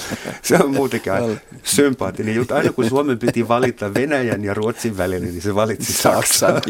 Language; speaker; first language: Finnish; non-native, fluent; German